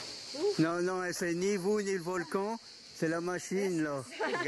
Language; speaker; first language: French; native; French